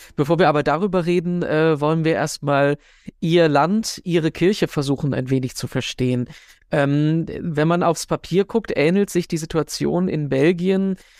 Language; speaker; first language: German; native; German